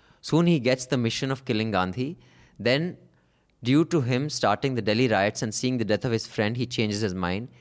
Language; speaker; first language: English; non-native, local second language; Punjabi